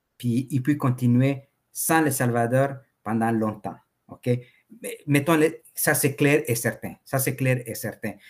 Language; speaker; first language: French; non-native, fluent; Spanish